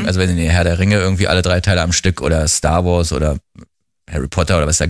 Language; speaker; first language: German; native; German